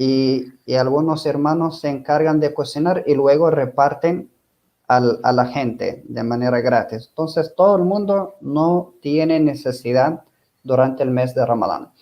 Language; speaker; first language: Spanish; non-native, fluent; Arabic